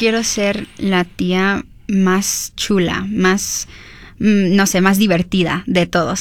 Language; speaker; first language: Spanish; early bilingual, heritage; Spanish